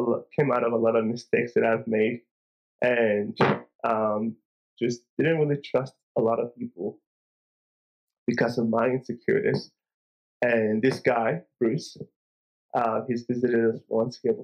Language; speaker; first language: English; non-native, local second language; Igbo